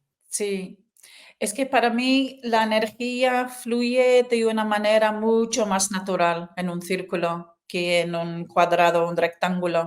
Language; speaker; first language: Spanish; non-native, fluent; English